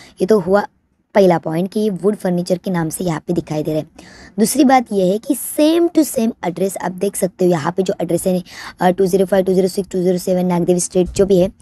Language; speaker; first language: Hindi; native; Hindi